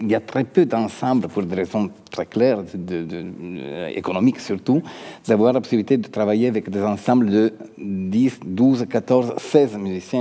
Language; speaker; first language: French; non-native, fluent; Italian